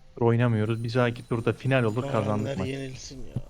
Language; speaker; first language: Turkish; native; Turkish